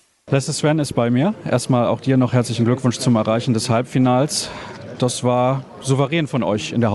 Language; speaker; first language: German; native; German